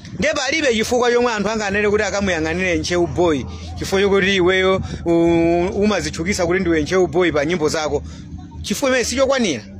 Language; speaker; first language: Nyanja; native; Nyanja